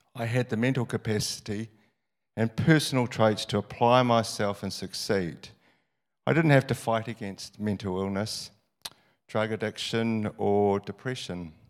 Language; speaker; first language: English; native; English